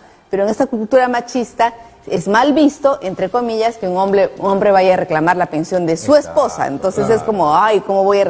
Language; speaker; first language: Spanish; native; Spanish